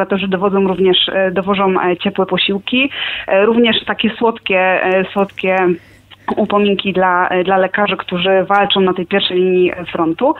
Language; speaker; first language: Polish; native; Polish